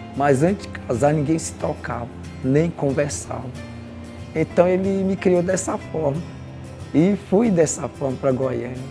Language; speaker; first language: Portuguese; non-native, local second language; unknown